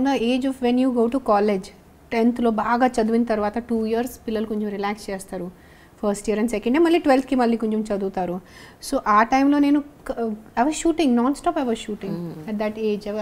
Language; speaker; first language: Telugu; non-native, local second language; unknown